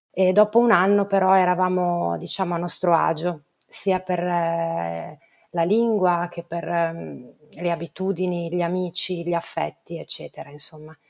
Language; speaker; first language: Italian; native; Italian